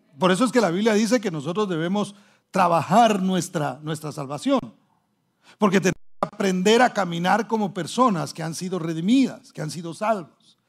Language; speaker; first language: Spanish; early bilingual, heritage; Spanish